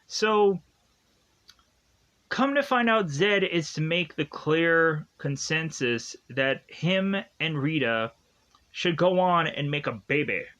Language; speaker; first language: English; native; English